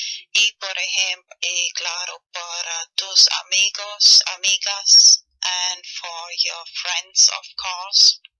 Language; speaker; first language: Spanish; non-native, fluent; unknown